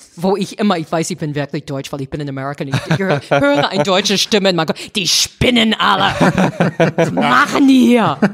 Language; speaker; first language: German; non-native, fluent; English